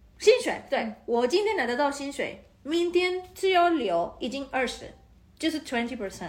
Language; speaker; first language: Chinese; non-native, fluent; Spanish